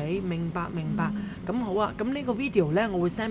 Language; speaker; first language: Cantonese; native; Cantonese